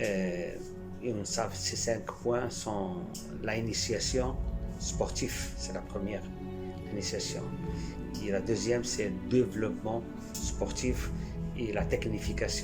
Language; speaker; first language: French; non-native, fluent; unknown